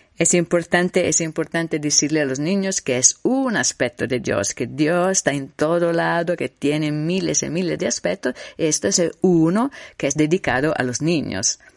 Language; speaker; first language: Spanish; non-native, fluent; Italian